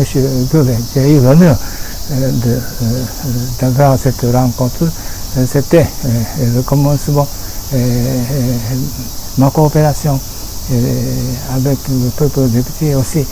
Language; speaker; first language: French; non-native, fluent; Japanese